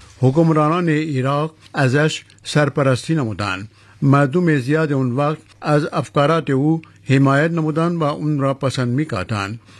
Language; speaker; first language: Persian; non-native, fluent; Urdu